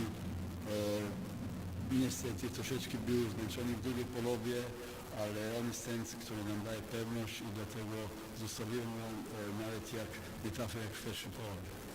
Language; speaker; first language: Polish; non-native, fluent; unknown